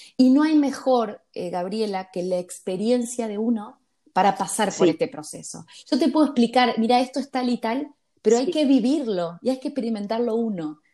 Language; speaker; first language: Spanish; native; Spanish